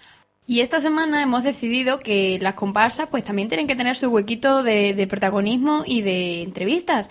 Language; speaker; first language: Spanish; native; Spanish